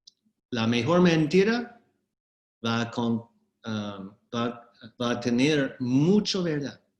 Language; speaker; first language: Spanish; non-native, fluent; English